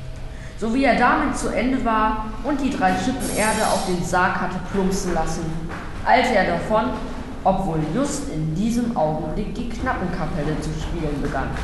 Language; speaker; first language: German; native; German